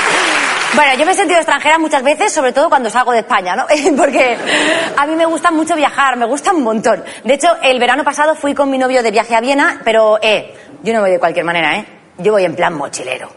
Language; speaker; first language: Spanish; native; Spanish